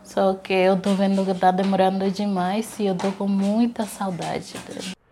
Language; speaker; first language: Portuguese; non-native, fluent; Haitian Creole